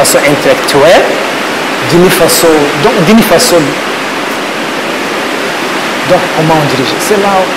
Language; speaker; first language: French; non-native, learner; Kinyarwanda